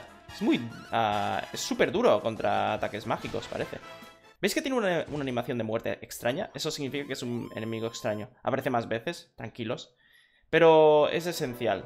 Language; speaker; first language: Spanish; native; Spanish